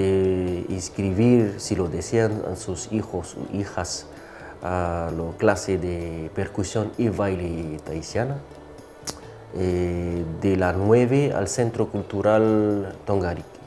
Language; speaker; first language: Spanish; non-native, fluent; French